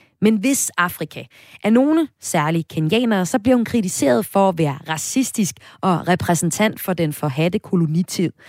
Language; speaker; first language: Danish; native; Danish